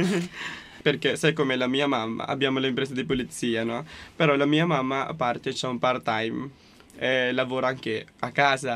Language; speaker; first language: Italian; non-native, local second language; Filipino